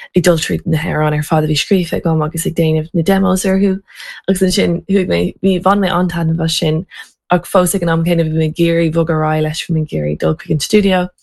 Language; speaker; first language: Irish; non-native, local second language; English